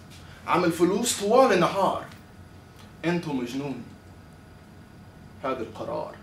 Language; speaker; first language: Arabic; non-native, learner; English